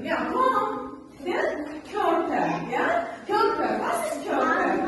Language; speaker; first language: German; non-native, learner; Armenian